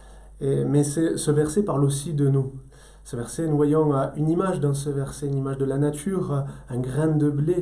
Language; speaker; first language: French; native; French